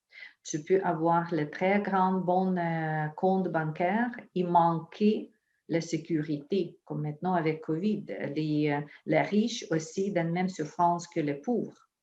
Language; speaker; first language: French; non-native, fluent; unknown